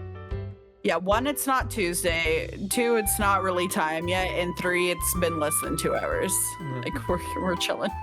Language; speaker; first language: English; native; English